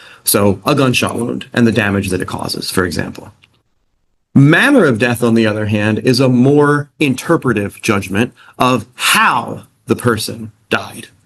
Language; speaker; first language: English; native; English